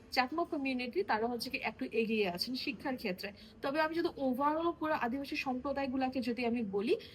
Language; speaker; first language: Bangla; non-native, local second language; Marma